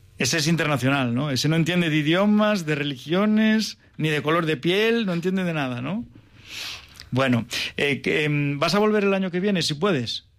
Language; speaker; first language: Spanish; native; Spanish